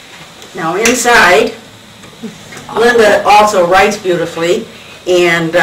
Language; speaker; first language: English; native; English